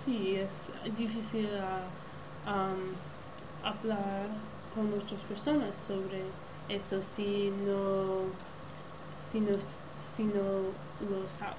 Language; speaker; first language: Spanish; non-native, learner; English